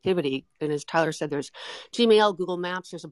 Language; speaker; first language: English; non-native, fluent; Portuguese